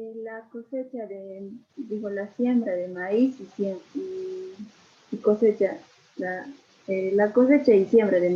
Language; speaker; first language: Spanish; non-native, local second language; Quechua